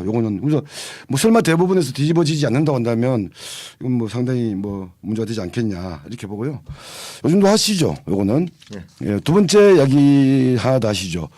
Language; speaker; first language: Korean; native; Korean